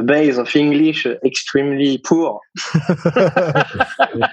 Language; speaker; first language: English; non-native, fluent; French